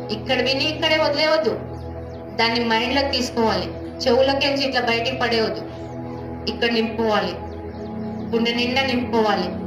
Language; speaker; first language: Telugu; non-native, local second language; Hindi